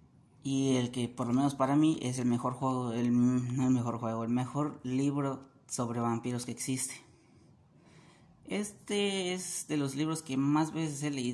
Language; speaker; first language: Spanish; native; Spanish